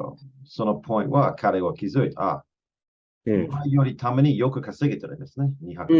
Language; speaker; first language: Japanese; non-native, fluent; English